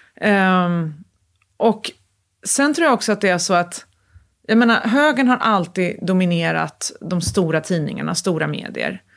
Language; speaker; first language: Swedish; native; Swedish